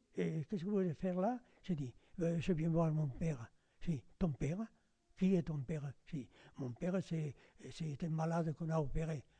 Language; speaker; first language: French; non-native, fluent; Spanish